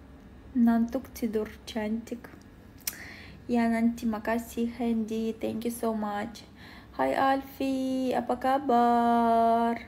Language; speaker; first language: Indonesian; non-native, learner; Russian